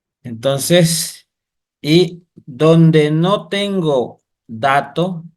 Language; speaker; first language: Spanish; native; Spanish